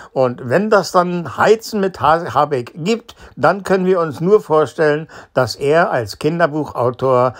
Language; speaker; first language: German; native; German